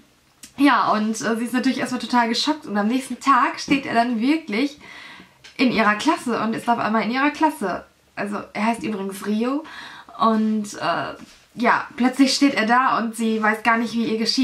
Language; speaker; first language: German; native; German